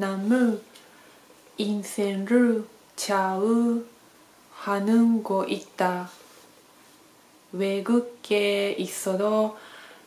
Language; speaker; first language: Korean; non-native, learner; Japanese